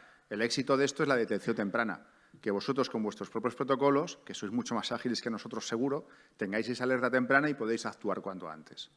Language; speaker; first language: Spanish; native; Spanish